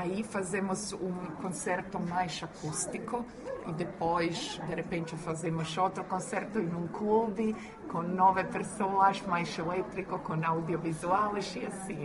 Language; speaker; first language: Portuguese; non-native, learner; Croatian